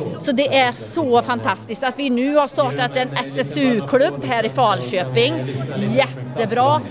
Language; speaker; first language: Swedish; native; Swedish